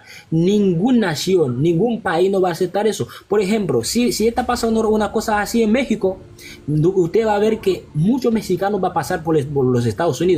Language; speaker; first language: Spanish; non-native, local second language; Haitian Creole